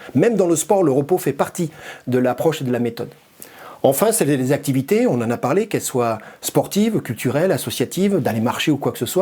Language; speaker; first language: French; native; French